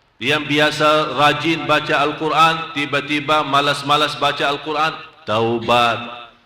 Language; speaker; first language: Malay; non-native, fluent; Arabic